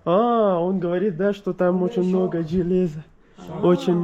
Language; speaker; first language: Russian; non-native, learner; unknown